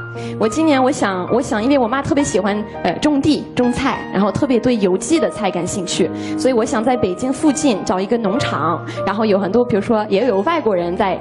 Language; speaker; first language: Chinese; non-native, fluent; English